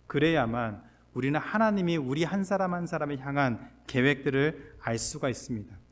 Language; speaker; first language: Korean; native; Korean